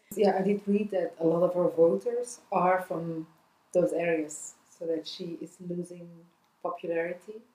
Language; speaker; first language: English; non-native, fluent; Dutch